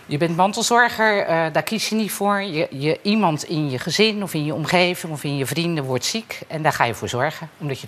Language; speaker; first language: Dutch; native; Dutch